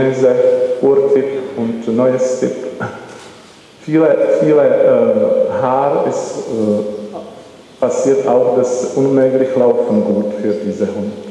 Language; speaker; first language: German; non-native, learner; Czech